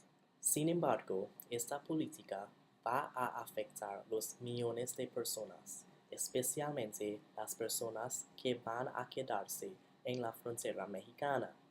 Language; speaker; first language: Spanish; non-native, learner; English